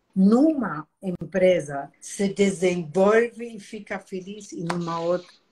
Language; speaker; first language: Portuguese; non-native, fluent; German